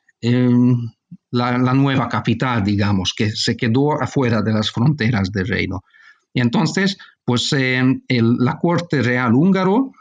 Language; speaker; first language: Spanish; non-native, fluent; Hungarian